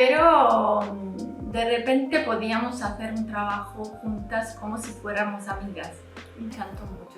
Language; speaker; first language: Spanish; non-native, fluent; Italian